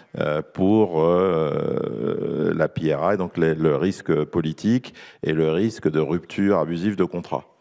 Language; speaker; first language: French; native; French